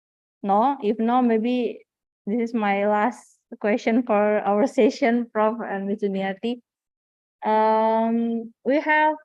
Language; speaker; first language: English; non-native, fluent; Indonesian